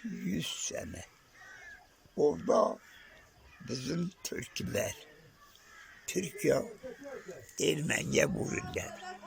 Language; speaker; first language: Turkish; non-native, local second language; Kurdish